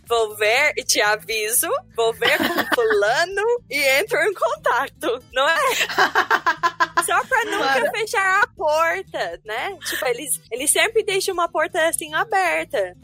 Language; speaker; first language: Portuguese; non-native, fluent; English